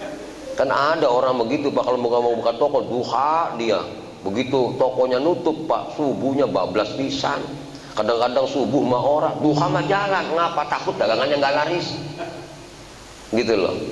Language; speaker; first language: Indonesian; native; Indonesian